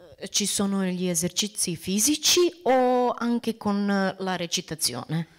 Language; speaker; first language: Italian; non-native, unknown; Serbian